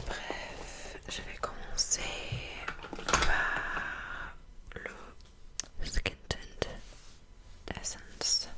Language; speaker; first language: French; non-native, fluent; English